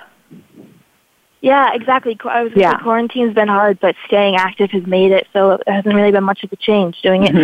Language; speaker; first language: English; native; English